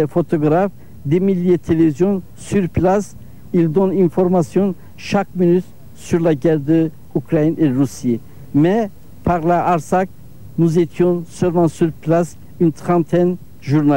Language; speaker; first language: French; non-native, learner; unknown